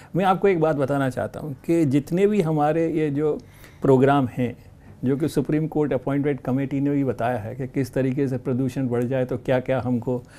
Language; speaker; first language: Hindi; native; Hindi